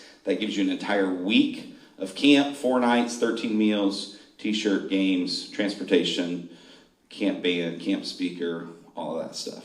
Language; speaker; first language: English; native; English